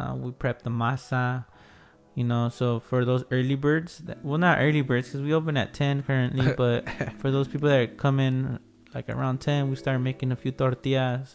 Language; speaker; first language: English; early bilingual, other home language; Spanish